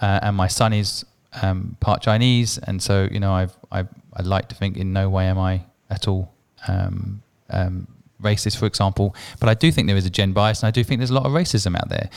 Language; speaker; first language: English; native; English